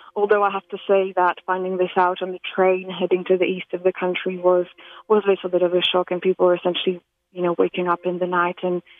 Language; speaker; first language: English; non-native, fluent; Slovak